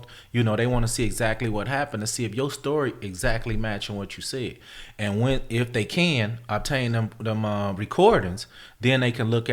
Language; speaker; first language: English; native; English